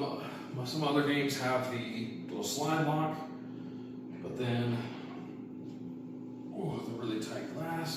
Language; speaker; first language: English; native; English